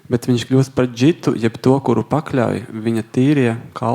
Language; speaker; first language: Latvian; native; Latvian